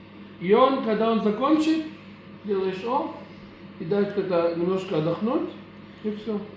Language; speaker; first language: Russian; early bilingual, heritage; Russian